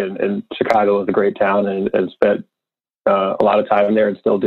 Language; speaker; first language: English; native; English